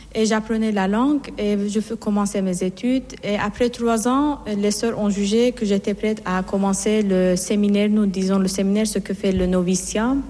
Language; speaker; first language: French; non-native, fluent; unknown